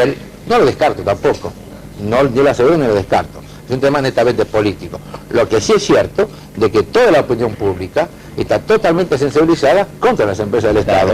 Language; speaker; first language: Spanish; native; Spanish